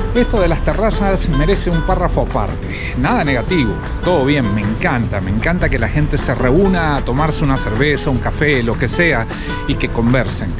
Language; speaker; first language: Spanish; native; Spanish